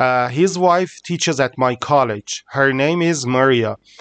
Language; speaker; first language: English; non-native, fluent; Persian